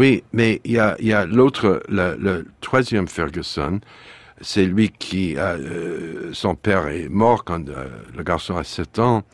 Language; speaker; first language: French; non-native, fluent; English